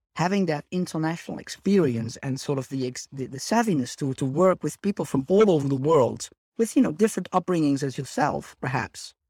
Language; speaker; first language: English; non-native, fluent; Dutch